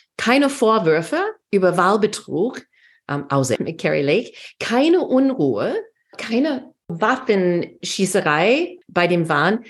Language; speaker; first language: German; non-native, fluent; English